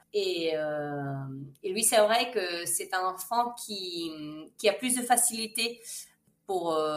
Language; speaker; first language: French; non-native, fluent; Spanish